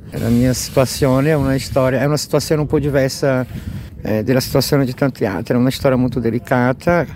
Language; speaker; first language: Italian; non-native, fluent; Portuguese